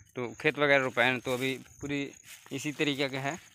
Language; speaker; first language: Hindi; native; Hindi